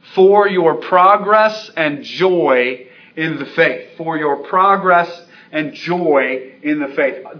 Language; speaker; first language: English; native; English